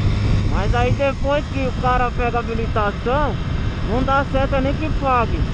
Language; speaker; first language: Portuguese; native; Portuguese